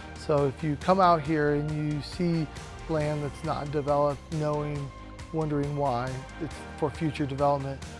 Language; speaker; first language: English; native; English